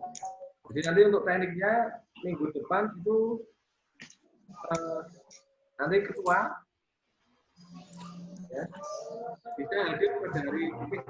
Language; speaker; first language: Indonesian; native; Indonesian